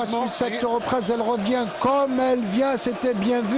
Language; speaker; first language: French; non-native, local second language; Arabic